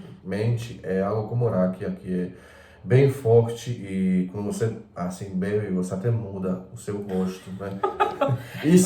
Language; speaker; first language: Portuguese; non-native, fluent; Croatian